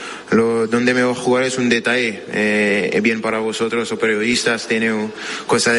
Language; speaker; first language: Spanish; non-native, fluent; French